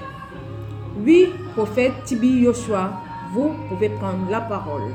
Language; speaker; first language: French; non-native, local second language; Basaa